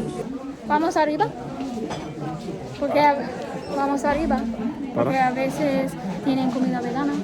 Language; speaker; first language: Spanish; non-native, learner; English